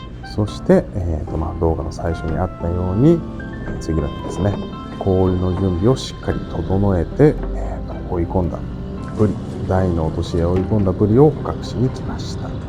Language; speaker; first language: Japanese; native; Japanese